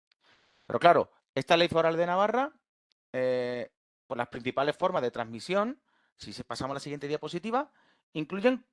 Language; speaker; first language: Spanish; native; Spanish